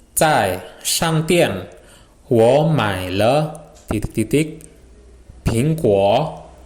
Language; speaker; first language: Chinese; non-native, fluent; Indonesian